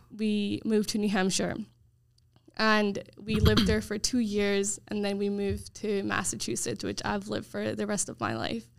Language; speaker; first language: English; early bilingual, other home language; Nepali